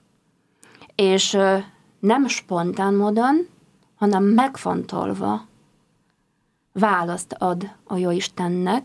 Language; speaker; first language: Hungarian; non-native, fluent; Polish